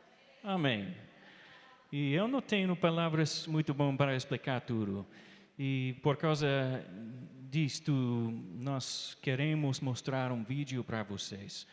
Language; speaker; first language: Portuguese; non-native, learner; English